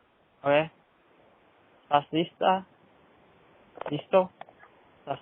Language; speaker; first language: Spanish; early bilingual, heritage; Spanish